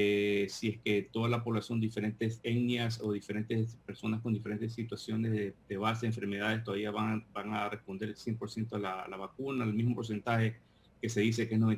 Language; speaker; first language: Spanish; native; Spanish